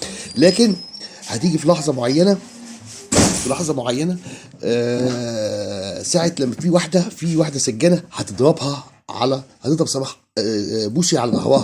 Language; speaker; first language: Arabic; native; Arabic